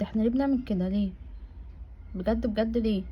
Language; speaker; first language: Arabic; native; Arabic